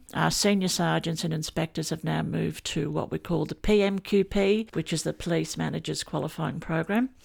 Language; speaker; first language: English; native; English